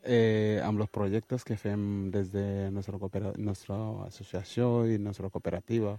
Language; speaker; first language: Catalan; early bilingual, other home language; Wolof